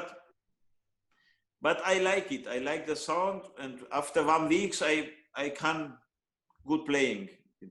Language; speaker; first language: English; non-native, learner; Hungarian